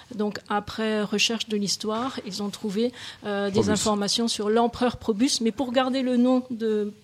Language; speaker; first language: French; native; French